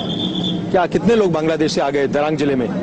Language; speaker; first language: Hindi; native; Hindi